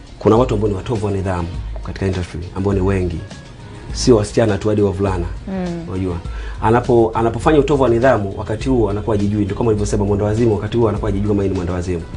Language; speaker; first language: Swahili; native; Swahili